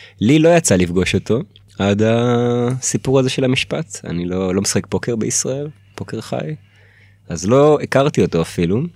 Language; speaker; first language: Hebrew; early bilingual, other home language; Russian